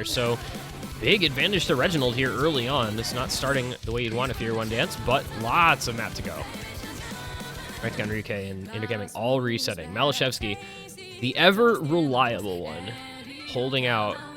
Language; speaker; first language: English; native; English